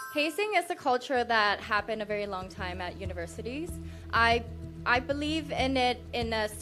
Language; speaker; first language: English; non-native, fluent; Thai